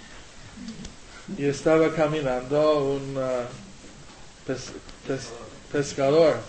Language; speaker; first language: Spanish; non-native, learner; English